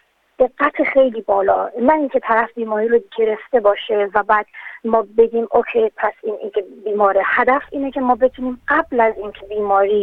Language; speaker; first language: Persian; native; Persian